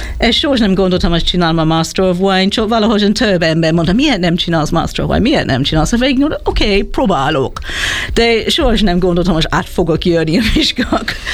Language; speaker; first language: Hungarian; non-native, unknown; English